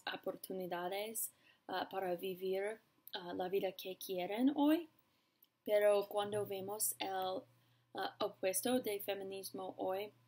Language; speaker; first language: Spanish; non-native, learner; English